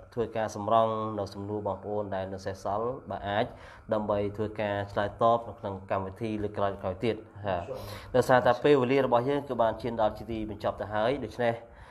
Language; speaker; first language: Khmer; non-native, local second language; Eastern Cham